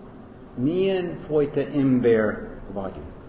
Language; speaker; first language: Hungarian; non-native, fluent; English